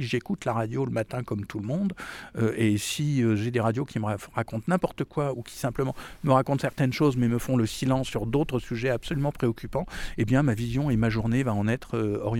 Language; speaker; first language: French; native; French